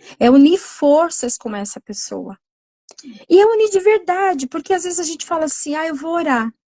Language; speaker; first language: Portuguese; native; Portuguese